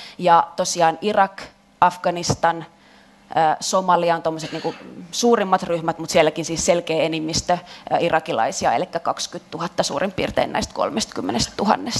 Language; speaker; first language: Finnish; native; Finnish